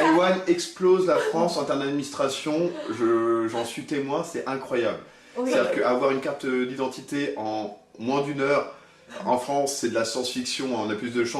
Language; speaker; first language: French; native; French